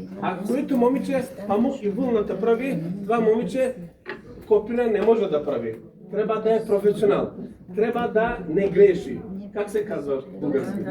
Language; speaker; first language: Bulgarian; non-native, learner; Serbian